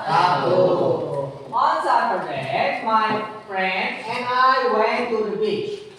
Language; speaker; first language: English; non-native, learner; Indonesian